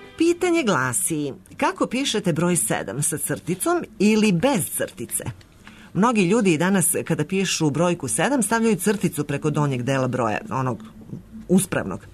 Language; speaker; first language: Serbian; native; Serbian